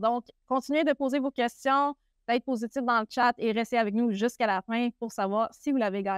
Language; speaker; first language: French; native; French